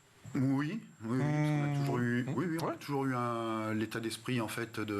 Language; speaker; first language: French; native; French